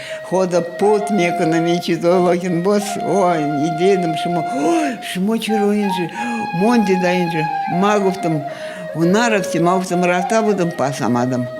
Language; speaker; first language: Persian; non-native, fluent; Russian